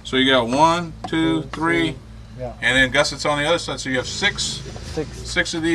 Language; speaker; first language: English; native; English